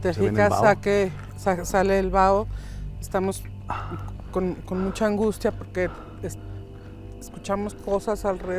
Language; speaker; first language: Spanish; native; Spanish